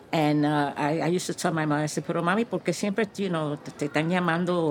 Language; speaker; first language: Spanish; early bilingual, heritage; Spanish